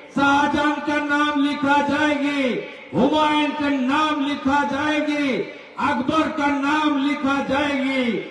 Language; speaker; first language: Hindi; non-native, local second language; Bangla